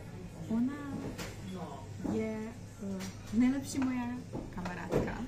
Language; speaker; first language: Czech; non-native, learner; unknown